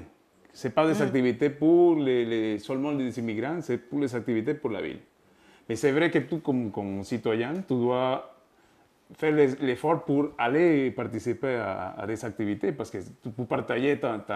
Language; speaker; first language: French; non-native, fluent; Spanish